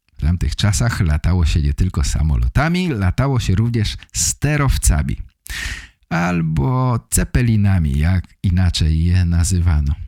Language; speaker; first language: Polish; native; Polish